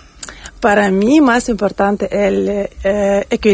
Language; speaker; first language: Spanish; non-native, fluent; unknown